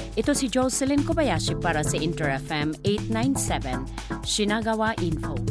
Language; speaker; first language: Filipino; native; Filipino